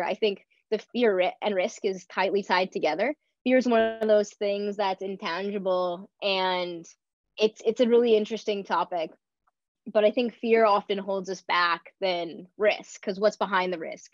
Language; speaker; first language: English; native; English